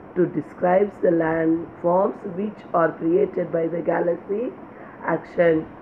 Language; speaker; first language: English; non-native, local second language; Tamil